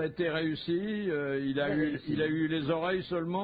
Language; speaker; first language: French; native; French